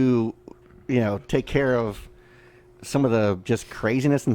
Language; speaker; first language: English; native; English